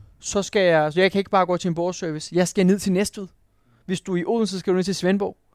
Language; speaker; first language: Danish; non-native, fluent; Turkish